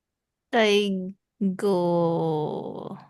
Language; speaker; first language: Japanese; non-native, learner; Indonesian